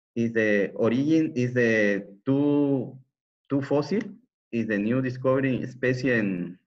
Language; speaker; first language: English; non-native, learner; Spanish